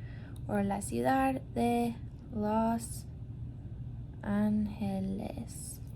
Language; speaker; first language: Spanish; non-native, learner; English